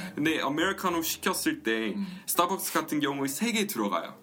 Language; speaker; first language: Korean; non-native, fluent; English